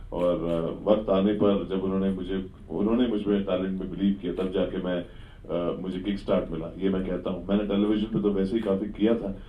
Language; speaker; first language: Hindi; native; Hindi